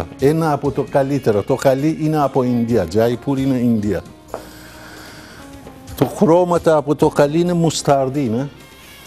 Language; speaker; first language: Greek; non-native, learner; Persian